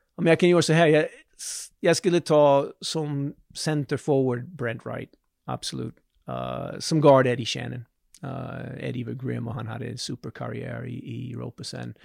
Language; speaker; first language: Swedish; non-native, fluent; English